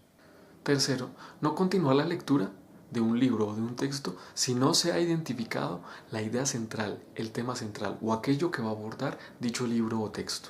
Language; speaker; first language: Spanish; native; Spanish